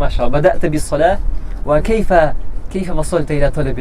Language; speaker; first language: Arabic; non-native, fluent; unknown